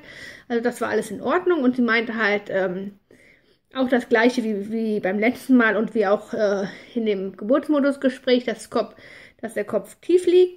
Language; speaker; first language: German; native; German